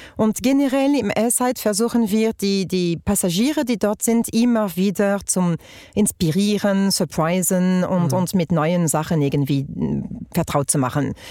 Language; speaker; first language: German; non-native, fluent; French